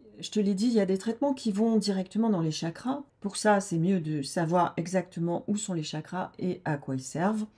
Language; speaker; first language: French; native; French